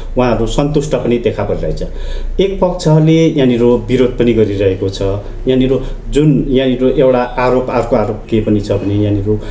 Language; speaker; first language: Nepali; native; Nepali